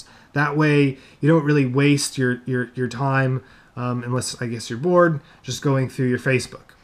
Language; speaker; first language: English; native; English